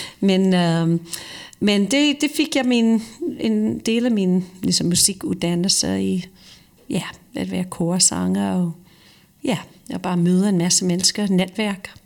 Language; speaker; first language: Danish; non-native, fluent; English